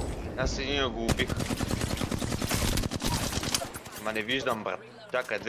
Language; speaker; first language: Bulgarian; native; Bulgarian